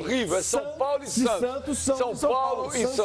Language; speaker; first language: Portuguese; native; Portuguese